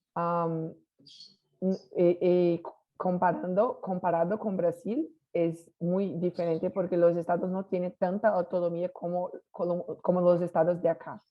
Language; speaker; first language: Spanish; non-native, learner; Portuguese